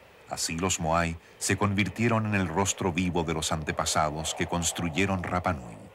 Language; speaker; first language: Spanish; native; Spanish